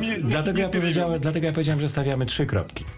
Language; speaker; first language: Polish; native; Polish